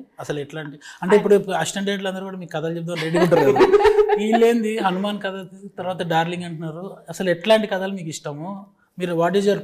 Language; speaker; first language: Telugu; native; Telugu